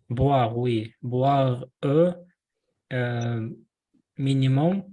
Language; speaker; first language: French; non-native, learner; Russian